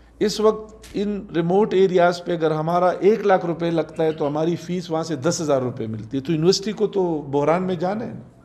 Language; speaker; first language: Urdu; non-native, local second language; Pashto